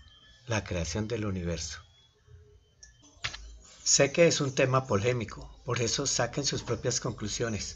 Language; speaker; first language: Spanish; native; Spanish